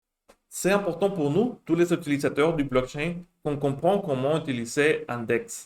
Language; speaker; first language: French; non-native, fluent; Spanish